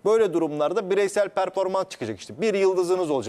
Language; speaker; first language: Turkish; native; Turkish